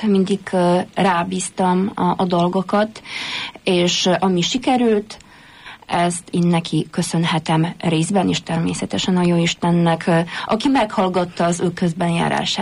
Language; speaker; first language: Hungarian; non-native, fluent; Polish